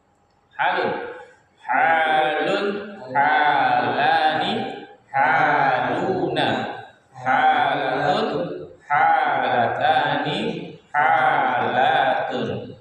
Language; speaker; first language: Arabic; non-native, fluent; Indonesian